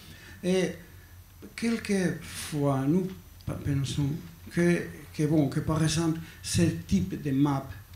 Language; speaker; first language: French; non-native, learner; Basque